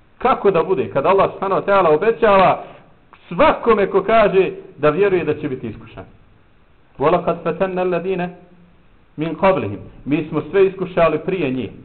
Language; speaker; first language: Bosnian; native; Bosnian